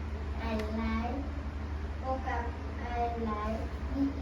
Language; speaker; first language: English; non-native, learner; Vietnamese